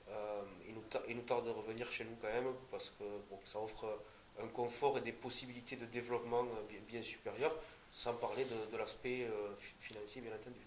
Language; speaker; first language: French; native; French